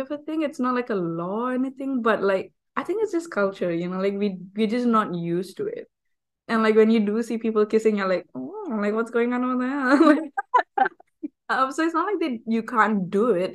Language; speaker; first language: English; non-native, local second language; Tamil